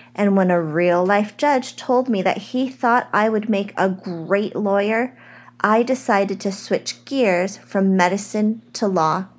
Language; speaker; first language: English; native; English